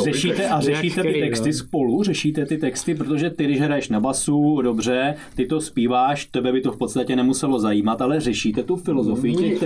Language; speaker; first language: Czech; native; Czech